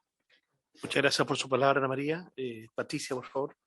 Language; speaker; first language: Spanish; native; Spanish